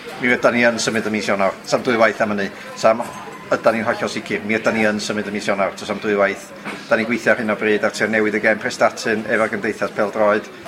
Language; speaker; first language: Welsh; native; Welsh